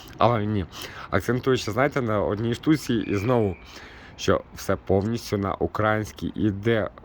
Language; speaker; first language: Ukrainian; non-native, local second language; Russian